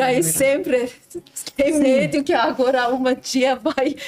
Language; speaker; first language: Portuguese; non-native, learner; Persian